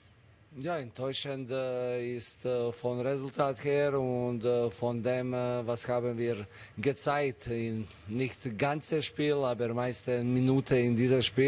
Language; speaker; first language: German; non-native, fluent; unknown